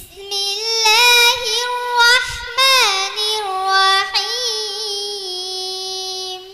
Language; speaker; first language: Arabic; non-native, learner; Bangla